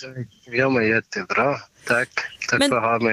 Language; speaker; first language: Swedish; non-native, learner; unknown